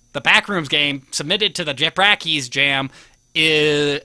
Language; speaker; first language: English; native; English